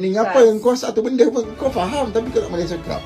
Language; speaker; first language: Malay; native; Malay